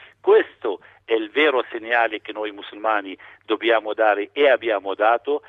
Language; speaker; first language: Italian; non-native, fluent; Arabic